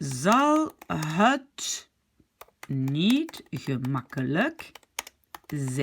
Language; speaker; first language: Dutch; non-native, local second language; French